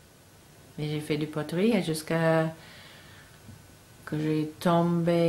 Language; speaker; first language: French; non-native, learner; English